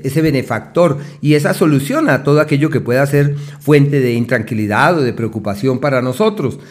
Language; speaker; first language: Spanish; native; Spanish